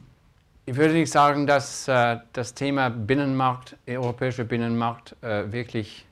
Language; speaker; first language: German; non-native, fluent; English